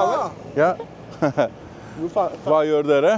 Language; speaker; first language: Norwegian; non-native, learner; Turkish